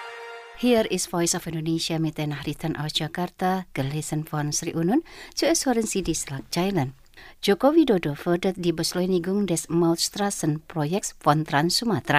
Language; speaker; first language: German; non-native, fluent; Indonesian